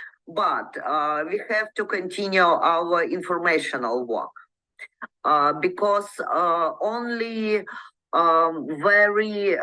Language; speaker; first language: English; non-native, learner; Ukrainian